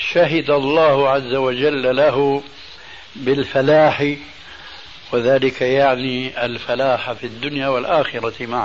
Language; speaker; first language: Arabic; early bilingual, other home language; Albanian